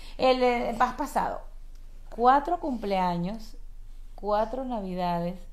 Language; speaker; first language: Spanish; native; Spanish